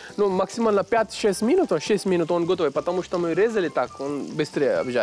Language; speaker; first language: Russian; non-native, learner; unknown